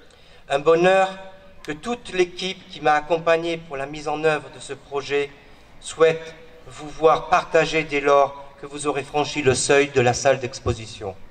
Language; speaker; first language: French; native; French